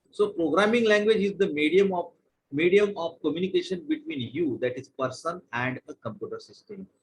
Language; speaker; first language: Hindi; non-native, local second language; Marathi